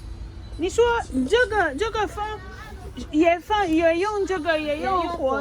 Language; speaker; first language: Chinese; non-native, learner; French